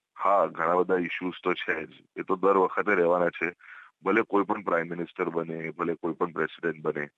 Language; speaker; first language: Gujarati; native; Gujarati